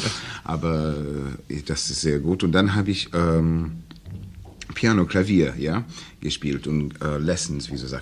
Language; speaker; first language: German; non-native, learner; English